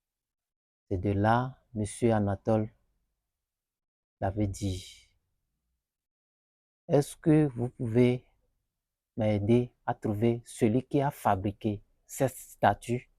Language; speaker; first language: French; non-native, learner; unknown